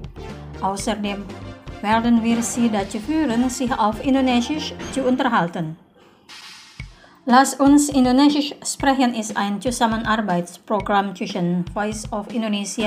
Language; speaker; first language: German; non-native, fluent; Indonesian